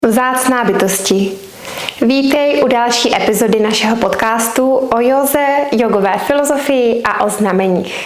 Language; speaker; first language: Czech; native; Czech